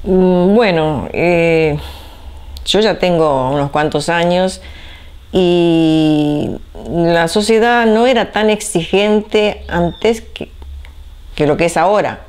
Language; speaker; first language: Spanish; early bilingual, other home language; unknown